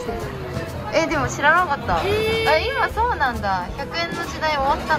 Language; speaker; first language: Japanese; native; Japanese